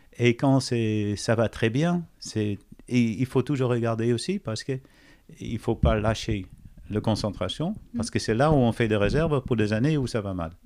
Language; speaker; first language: French; non-native, fluent; Dutch